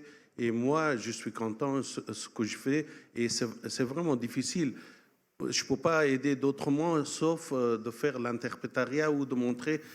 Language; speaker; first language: French; non-native, fluent; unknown